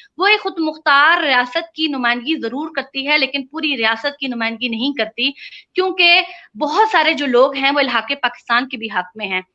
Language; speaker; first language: Urdu; non-native, local second language; Punjabi